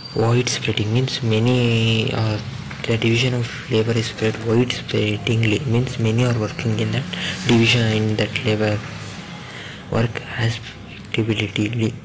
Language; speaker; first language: English; non-native, local second language; Kannada